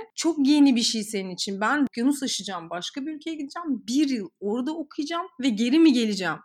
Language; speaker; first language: Turkish; native; Turkish